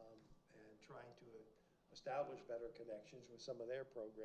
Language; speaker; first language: English; native; English